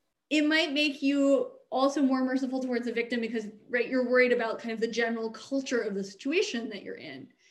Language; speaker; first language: English; native; English